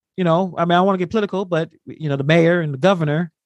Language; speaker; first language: English; native; English